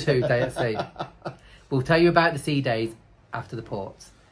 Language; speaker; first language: English; native; English